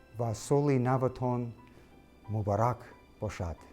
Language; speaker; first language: Tajik; non-native, learner; English